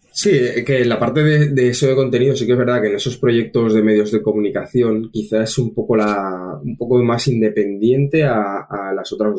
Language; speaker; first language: Spanish; native; Spanish